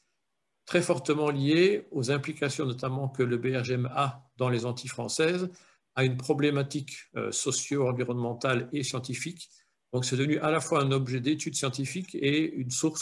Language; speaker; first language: French; native; French